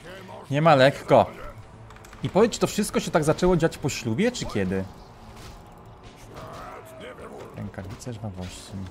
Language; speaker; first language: Polish; native; Polish